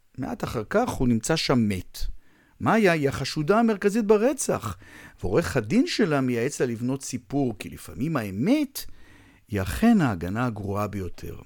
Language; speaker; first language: Hebrew; native; Hebrew